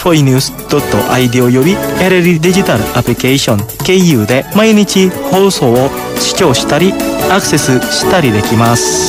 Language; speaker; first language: Japanese; non-native, fluent; Indonesian